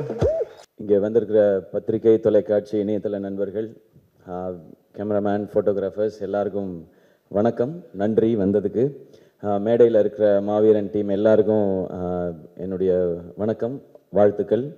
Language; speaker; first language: Tamil; native; Tamil